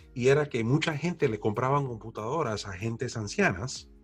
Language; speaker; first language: Spanish; early bilingual, heritage; Spanish